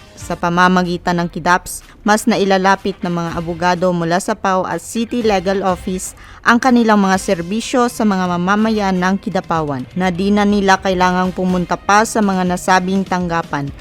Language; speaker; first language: Filipino; non-native, local second language; Cebuano